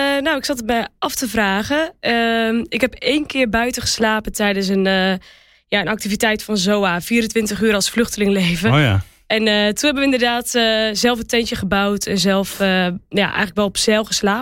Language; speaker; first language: Dutch; native; Dutch